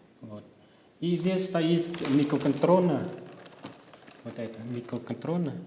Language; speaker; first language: Russian; non-native, learner; Vietnamese